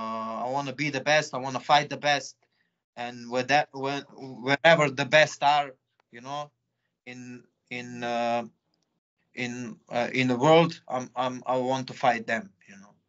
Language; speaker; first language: English; non-native, fluent; Serbian